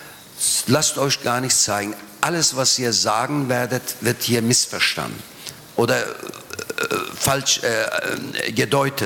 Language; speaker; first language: German; non-native, fluent; Turkish